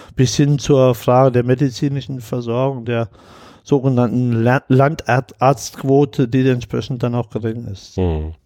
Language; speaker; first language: German; native; German